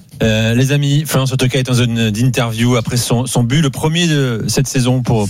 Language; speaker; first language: French; native; French